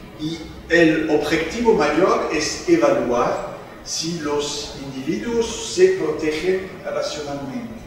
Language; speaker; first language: Spanish; non-native, fluent; French